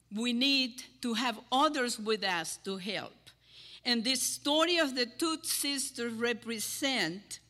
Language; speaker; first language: English; non-native, fluent; Spanish